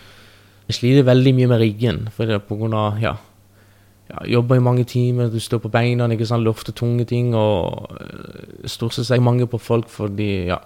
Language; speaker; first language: Norwegian; early bilingual, other home language; Persian